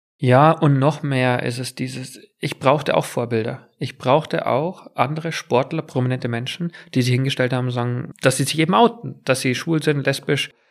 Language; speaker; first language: German; native; German